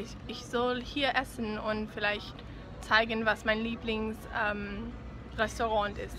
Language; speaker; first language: German; non-native, learner; English